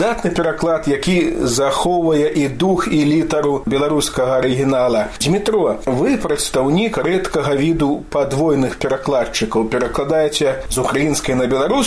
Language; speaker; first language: Belarusian; native; Belarusian